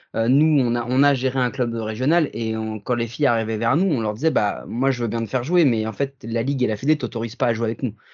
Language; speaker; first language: French; native; French